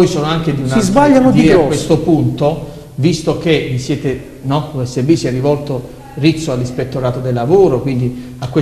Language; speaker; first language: Italian; native; Italian